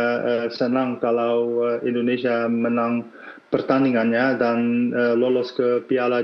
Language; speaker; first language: Indonesian; non-native, fluent; Dutch